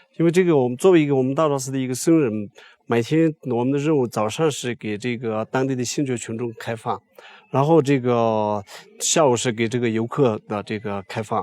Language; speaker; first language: Chinese; non-native, local second language; Tibetan